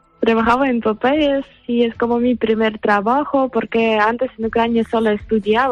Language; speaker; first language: Spanish; non-native, learner; Ukrainian